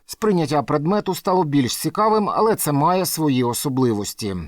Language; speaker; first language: Ukrainian; native; Ukrainian